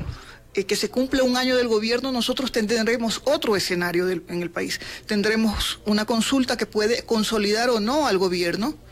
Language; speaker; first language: Spanish; native; Spanish